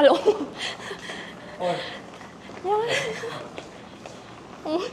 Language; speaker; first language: Korean; non-native, learner; Vietnamese